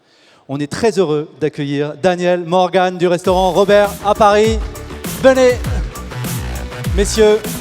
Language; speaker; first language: French; native; French